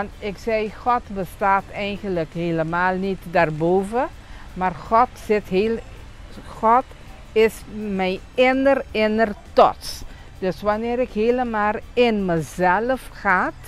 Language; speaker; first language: Dutch; non-native, local second language; Papiamento